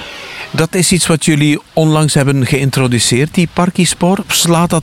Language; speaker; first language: Dutch; native; Dutch